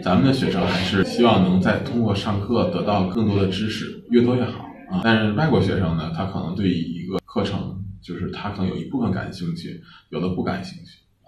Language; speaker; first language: Chinese; native; Chinese